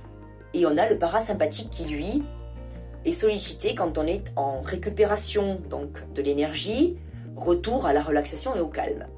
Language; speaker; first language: French; native; French